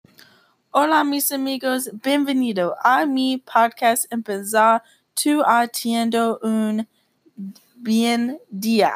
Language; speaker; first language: Spanish; non-native, learner; English